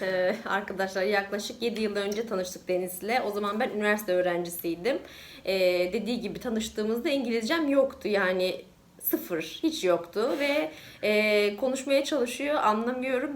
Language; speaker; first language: Turkish; native; Turkish